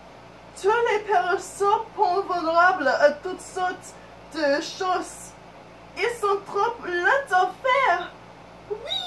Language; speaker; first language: French; non-native, learner; English